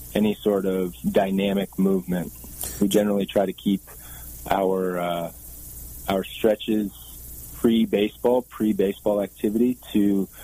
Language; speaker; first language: English; native; English